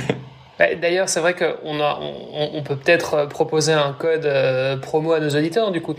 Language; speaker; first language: French; native; French